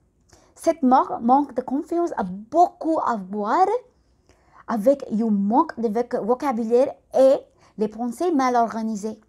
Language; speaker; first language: French; non-native, fluent; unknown